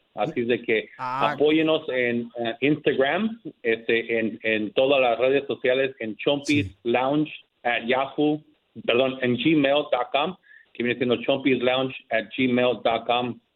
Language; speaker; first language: Spanish; early bilingual, heritage; Spanish